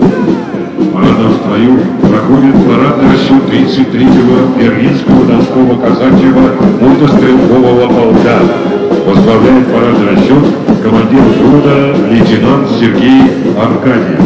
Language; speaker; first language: Russian; native; Russian